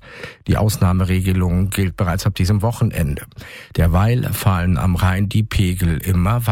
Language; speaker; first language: German; native; German